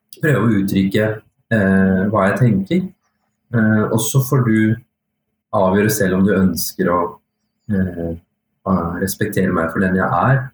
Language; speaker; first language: Norwegian; early bilingual, other home language; Urdu